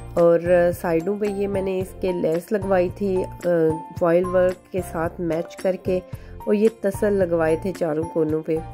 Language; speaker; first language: Urdu; non-native, local second language; Punjabi